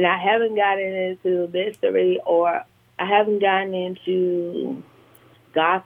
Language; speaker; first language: English; native; English